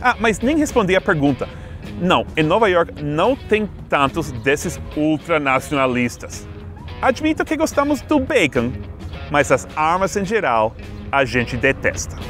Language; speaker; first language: Portuguese; non-native, fluent; English